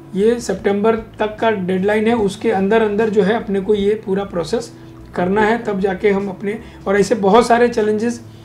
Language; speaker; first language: Hindi; native; Hindi